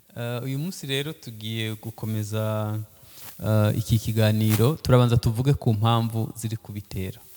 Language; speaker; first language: Kinyarwanda; early bilingual, heritage; Kinyarwanda